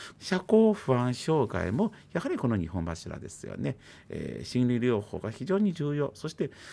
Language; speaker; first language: Japanese; native; Japanese